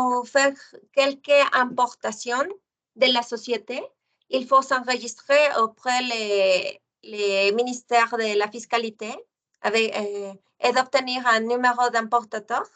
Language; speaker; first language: French; non-native, fluent; Spanish